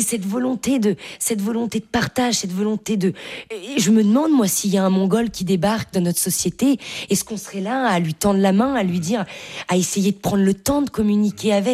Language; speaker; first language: French; native; French